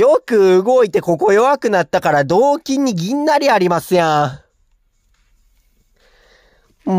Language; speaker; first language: Japanese; native; Japanese